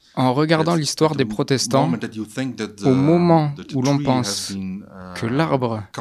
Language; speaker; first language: French; non-native, fluent; Dutch